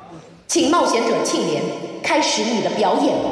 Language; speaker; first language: Chinese; native; Chinese